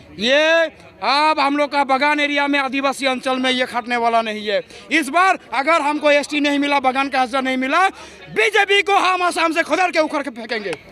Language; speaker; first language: Hindi; non-native, local second language; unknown